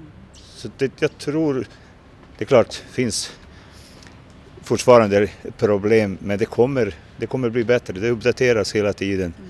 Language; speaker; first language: Swedish; non-native, fluent; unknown